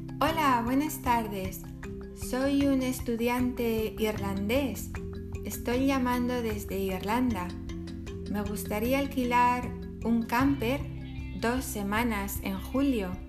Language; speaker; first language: Spanish; non-native, learner; English